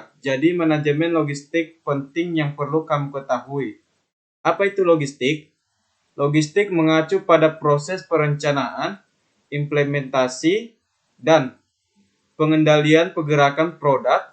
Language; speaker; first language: Indonesian; native; Indonesian